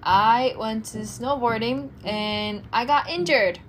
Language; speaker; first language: English; non-native, fluent; Japanese